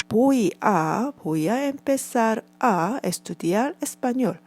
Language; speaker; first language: Spanish; non-native, fluent; Korean